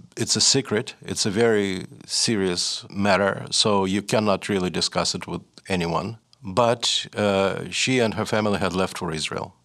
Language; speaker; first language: English; non-native, fluent; Russian